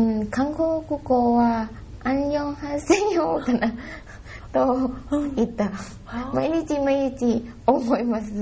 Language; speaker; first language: Japanese; non-native, learner; Thai